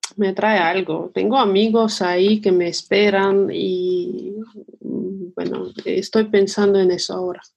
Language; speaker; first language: Spanish; non-native, fluent; Russian